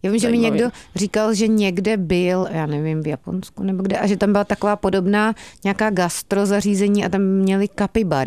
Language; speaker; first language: Czech; native; Czech